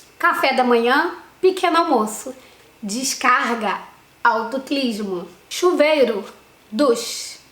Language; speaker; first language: Portuguese; native; Portuguese